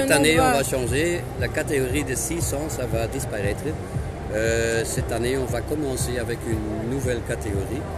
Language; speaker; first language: French; non-native, local second language; Dutch